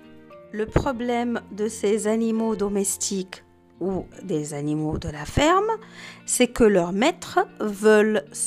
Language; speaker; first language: French; non-native, local second language; Arabic